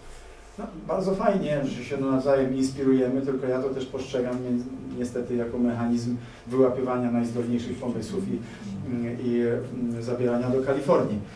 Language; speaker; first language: Polish; native; Polish